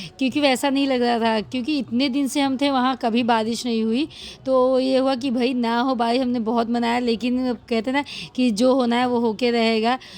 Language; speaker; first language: Hindi; native; Hindi